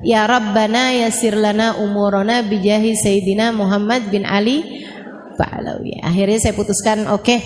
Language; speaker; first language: Indonesian; native; Indonesian